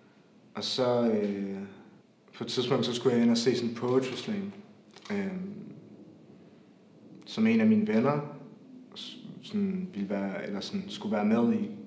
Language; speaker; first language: Danish; native; Danish